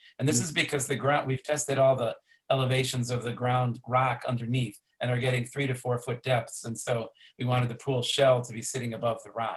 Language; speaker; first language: English; native; English